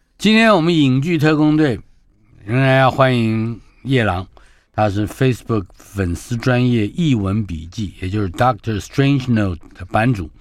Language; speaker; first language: Chinese; native; Chinese